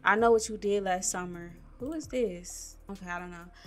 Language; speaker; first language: English; native; English